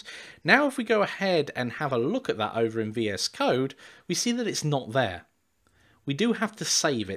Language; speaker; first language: English; native; English